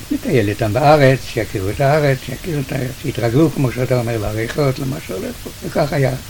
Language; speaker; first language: Hebrew; early bilingual, other home language; Yiddish